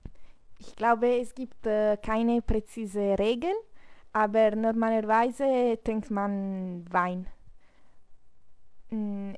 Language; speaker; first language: German; non-native, learner; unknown